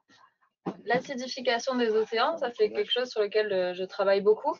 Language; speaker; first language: French; native; French